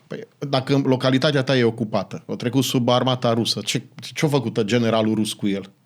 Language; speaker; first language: Romanian; native; Romanian